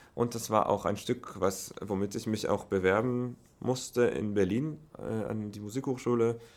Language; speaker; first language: German; non-native, fluent; Hebrew